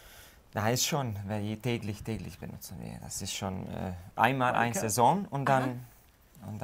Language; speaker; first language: German; non-native, fluent; Hungarian